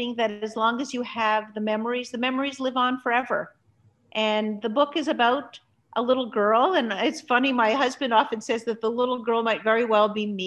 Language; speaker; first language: English; native; English